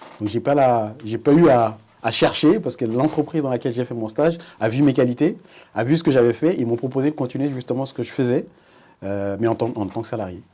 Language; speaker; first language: French; early bilingual, other home language; Wolof